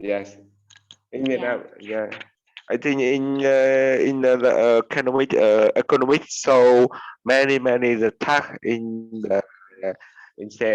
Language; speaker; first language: English; non-native, learner; Vietnamese